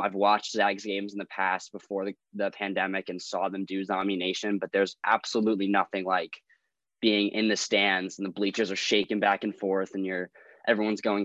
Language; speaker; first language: English; native; English